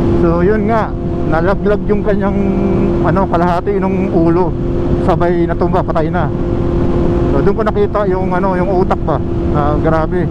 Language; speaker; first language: Filipino; non-native, local second language; Cebuano